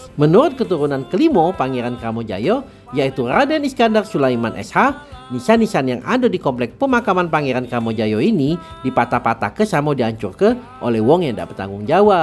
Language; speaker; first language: Indonesian; native; Indonesian